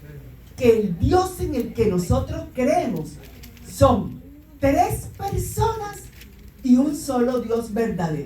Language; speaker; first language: Spanish; native; Spanish